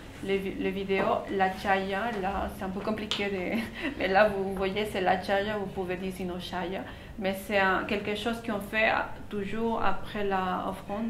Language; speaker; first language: French; non-native, fluent; Spanish